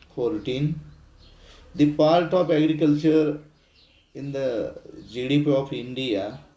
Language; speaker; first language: English; non-native, local second language; Marathi